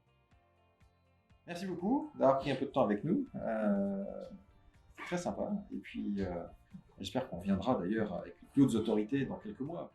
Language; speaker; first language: French; native; French